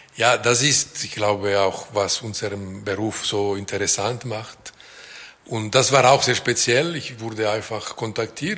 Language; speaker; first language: German; non-native, local second language; French